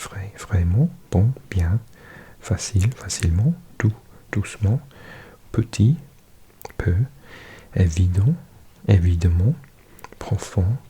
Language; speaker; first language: French; non-native, learner; English